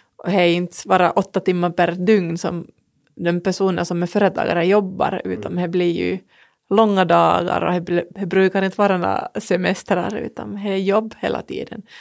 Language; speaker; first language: Swedish; non-native, local second language; Finnish